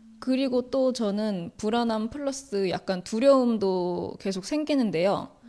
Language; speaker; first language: Korean; native; Korean